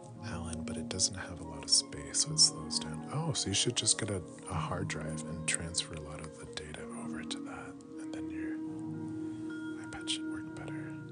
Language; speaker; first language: English; native; English